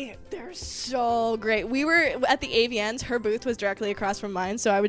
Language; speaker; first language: English; native; English